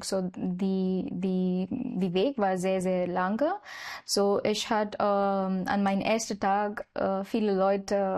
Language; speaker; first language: German; non-native, learner; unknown